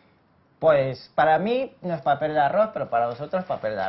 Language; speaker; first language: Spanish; non-native, fluent; Japanese